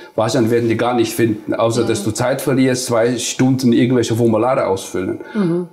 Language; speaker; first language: German; non-native, fluent; Nepali